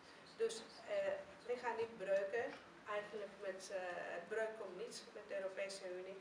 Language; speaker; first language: Dutch; non-native, fluent; Greek